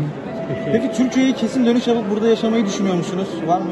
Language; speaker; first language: Turkish; native; Turkish